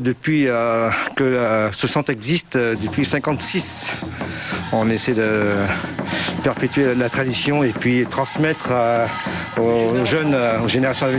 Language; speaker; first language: French; early bilingual, other home language; Vietnamese